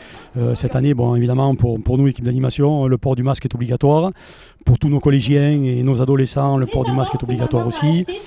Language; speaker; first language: French; native; French